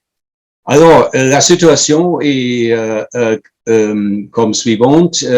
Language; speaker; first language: French; non-native, fluent; German